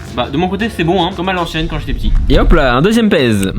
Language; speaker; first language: French; native; French